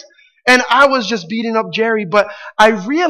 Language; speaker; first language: English; early bilingual, other home language; Spanish